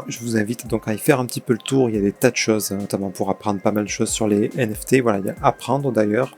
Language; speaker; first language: French; native; French